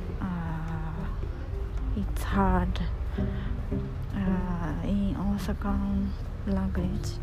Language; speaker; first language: English; non-native, learner; Japanese